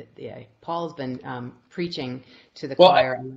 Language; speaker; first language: English; native; English